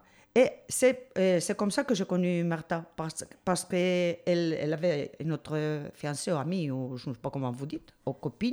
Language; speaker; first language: French; non-native, learner; Spanish